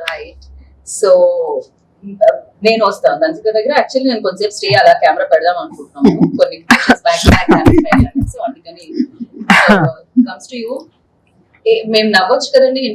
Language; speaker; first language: Telugu; native; Telugu